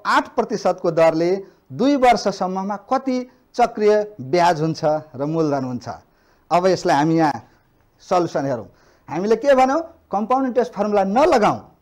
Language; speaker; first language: Nepali; non-native, local second language; Maithili